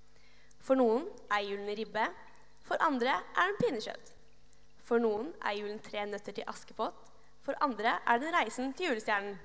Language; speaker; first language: Norwegian; native; Norwegian